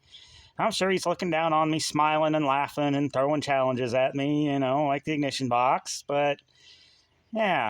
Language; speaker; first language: English; native; English